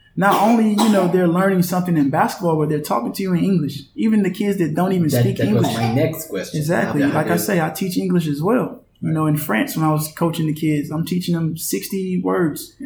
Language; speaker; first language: English; native; English